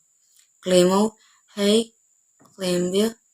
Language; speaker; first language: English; non-native, learner; Indonesian